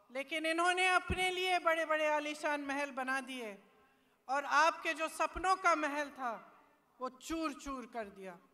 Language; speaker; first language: Hindi; native; Hindi